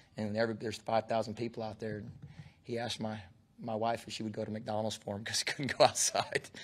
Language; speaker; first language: English; native; English